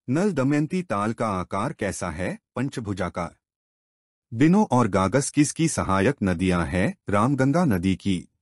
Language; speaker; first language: Hindi; native; Hindi